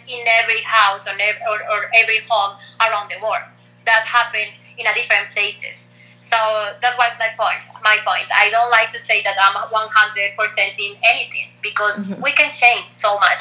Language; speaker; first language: English; non-native, fluent; Spanish